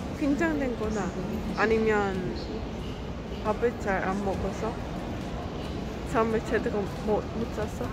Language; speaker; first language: Korean; non-native, fluent; Dutch